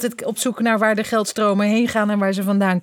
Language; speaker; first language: Dutch; native; Dutch